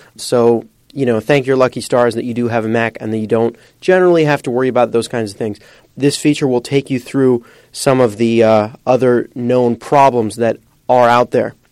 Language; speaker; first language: English; native; English